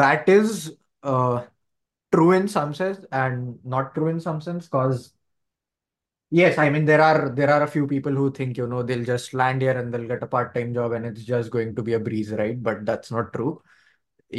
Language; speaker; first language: English; non-native, local second language; Marathi